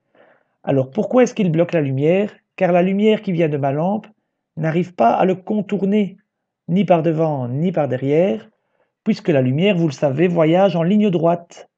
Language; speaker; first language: French; native; French